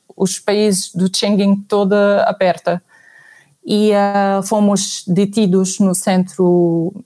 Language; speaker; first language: Portuguese; non-native, fluent; Arabic